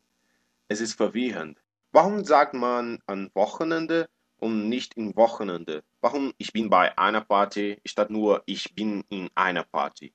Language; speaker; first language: German; non-native, learner; Portuguese